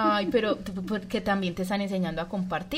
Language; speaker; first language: Spanish; native; Spanish